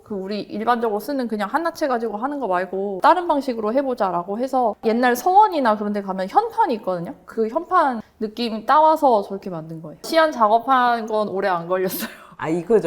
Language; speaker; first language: Korean; native; Korean